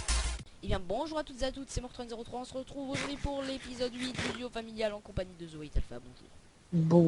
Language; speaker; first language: French; native; French